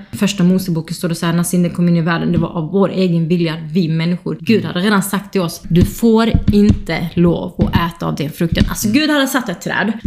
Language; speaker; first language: Swedish; early bilingual, other home language; Kurdish